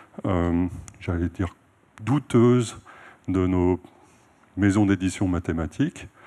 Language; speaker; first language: French; native; French